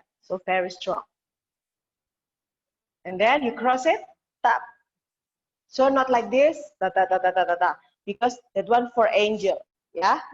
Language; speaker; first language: English; non-native, learner; Indonesian